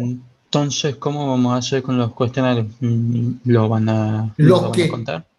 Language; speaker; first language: Spanish; native; Spanish